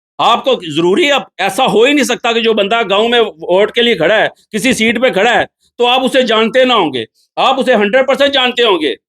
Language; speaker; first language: Urdu; non-native, local second language; Punjabi